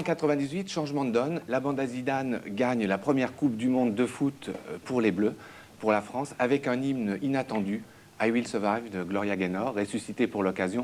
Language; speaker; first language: French; native; French